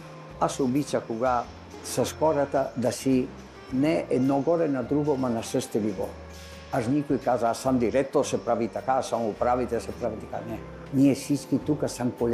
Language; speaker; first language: Bulgarian; non-native, learner; Italian